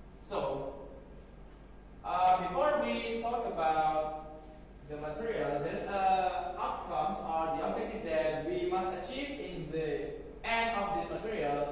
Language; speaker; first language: English; non-native, fluent; Indonesian